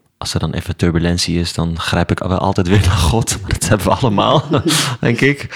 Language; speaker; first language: Dutch; early bilingual, other home language; Kurdish